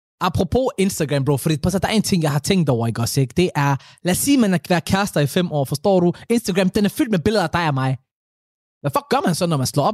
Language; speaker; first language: Danish; early bilingual, other home language; Somali